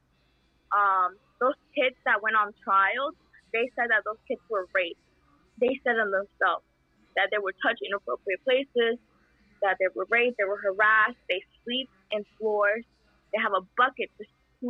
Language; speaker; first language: English; non-native, fluent; Spanish